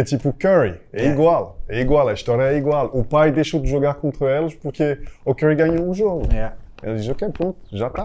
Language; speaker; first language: Portuguese; non-native, fluent; French